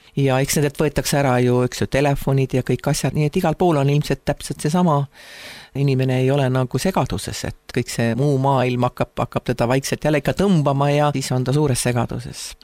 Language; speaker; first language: Estonian; native; Estonian